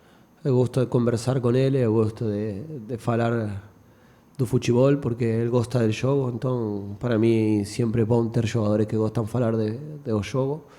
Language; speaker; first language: Portuguese; non-native, fluent; Spanish